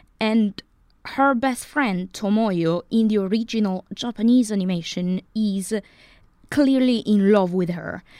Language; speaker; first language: English; non-native, fluent; Italian